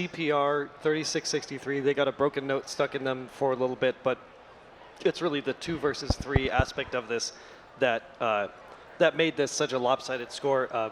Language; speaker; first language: English; native; English